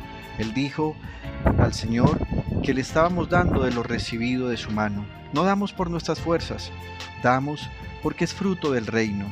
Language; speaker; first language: Spanish; native; Spanish